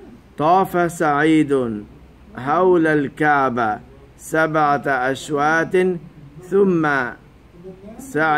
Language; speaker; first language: Arabic; non-native, fluent; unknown